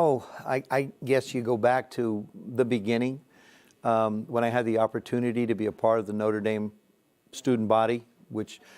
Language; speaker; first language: English; native; English